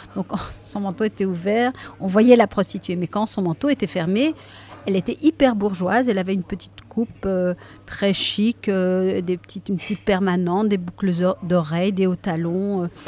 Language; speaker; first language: French; native; French